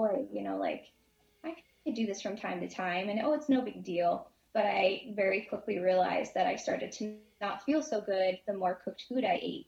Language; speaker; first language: English; native; English